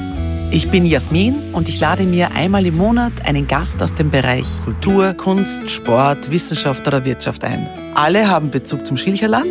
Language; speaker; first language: German; native; German